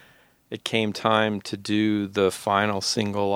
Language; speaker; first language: English; native; English